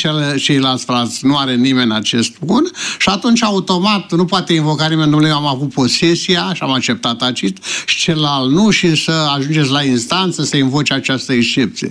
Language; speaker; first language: Romanian; native; Romanian